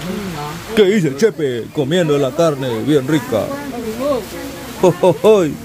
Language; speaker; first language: Spanish; native; Spanish